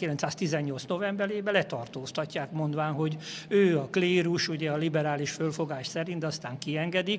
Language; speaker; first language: Hungarian; native; Hungarian